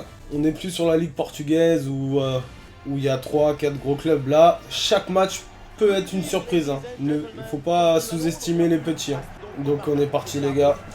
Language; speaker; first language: French; native; French